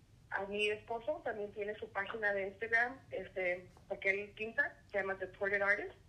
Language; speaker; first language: Spanish; early bilingual, heritage; Spanish